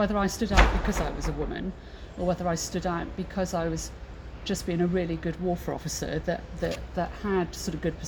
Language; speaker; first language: English; native; English